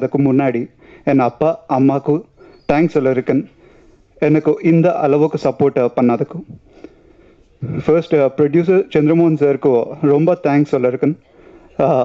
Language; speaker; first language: Tamil; non-native, learner; Telugu